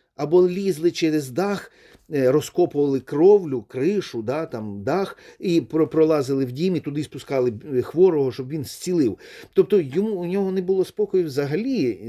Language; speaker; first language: Ukrainian; non-native, local second language; Russian